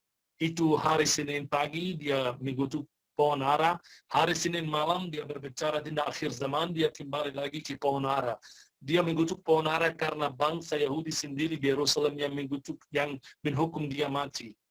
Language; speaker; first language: Indonesian; non-native, fluent; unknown